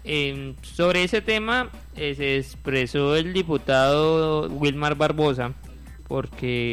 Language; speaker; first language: Spanish; native; Spanish